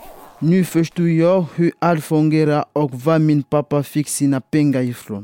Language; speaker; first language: Swedish; non-native, fluent; French